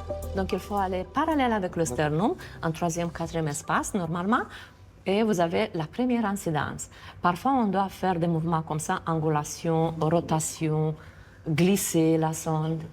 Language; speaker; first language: French; non-native, fluent; Romanian